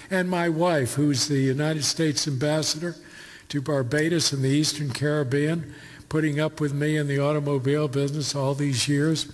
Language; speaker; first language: English; native; English